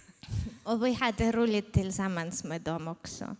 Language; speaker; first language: Swedish; non-native, fluent; Ukrainian